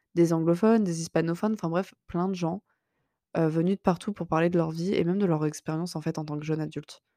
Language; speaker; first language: French; native; French